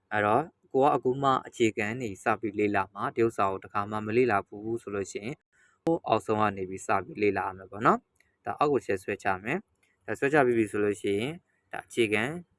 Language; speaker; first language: Burmese; native; Burmese